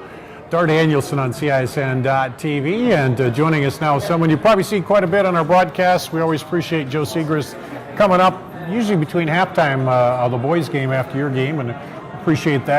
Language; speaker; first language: English; native; English